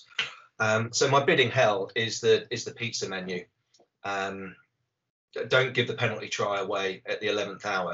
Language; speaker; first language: English; native; English